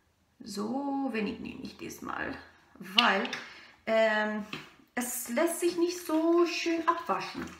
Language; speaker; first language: German; non-native, fluent; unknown